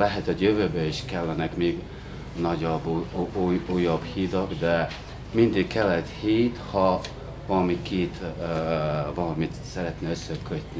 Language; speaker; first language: Hungarian; non-native, fluent; Mongolian